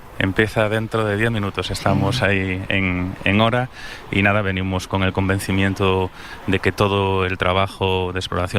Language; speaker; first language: Spanish; non-native, local second language; Galician